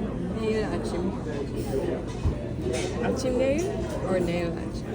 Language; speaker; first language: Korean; non-native, learner; English